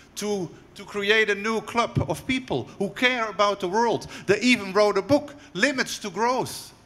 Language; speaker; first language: English; non-native, fluent; Dutch